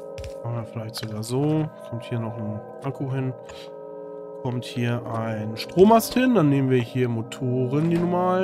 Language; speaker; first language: German; native; German